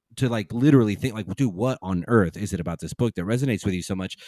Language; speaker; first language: English; native; English